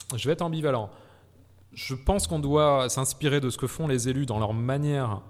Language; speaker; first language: French; native; French